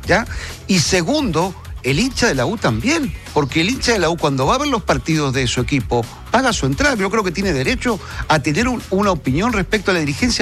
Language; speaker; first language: Spanish; native; Spanish